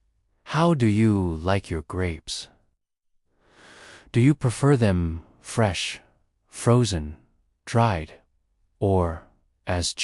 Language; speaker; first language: English; native; English